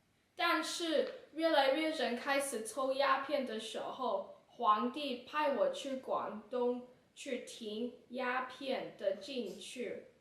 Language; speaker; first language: Chinese; non-native, learner; English